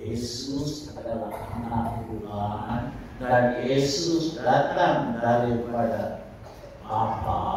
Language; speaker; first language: Malay; non-native, local second language; Tamil